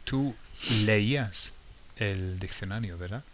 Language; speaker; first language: Spanish; non-native, fluent; English